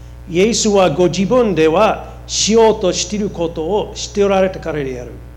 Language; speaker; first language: Japanese; non-native, fluent; English